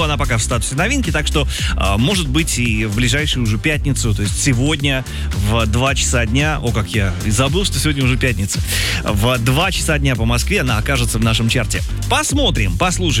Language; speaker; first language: Russian; native; Russian